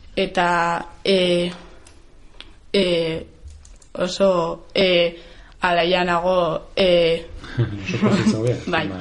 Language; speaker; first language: Basque; non-native, learner; Spanish